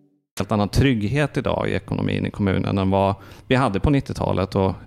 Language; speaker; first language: Swedish; native; Swedish